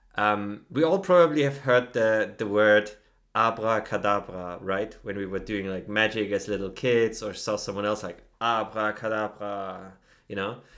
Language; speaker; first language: English; non-native, fluent; German